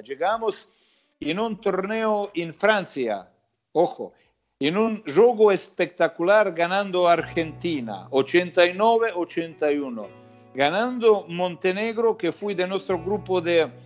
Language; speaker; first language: Spanish; non-native, fluent; Croatian